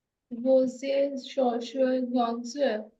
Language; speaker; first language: Chinese; non-native, learner; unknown